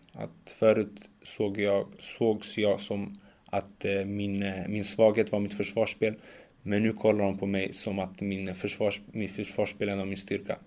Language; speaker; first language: Swedish; early bilingual, other home language; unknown